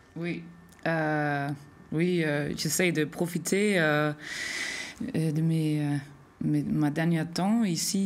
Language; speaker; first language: French; non-native, fluent; Danish